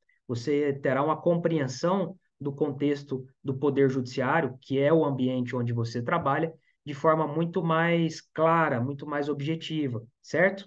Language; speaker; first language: Portuguese; native; Portuguese